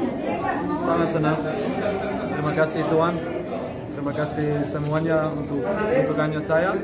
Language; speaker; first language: Indonesian; non-native, fluent; Dutch